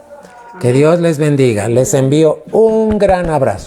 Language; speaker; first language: Spanish; native; Spanish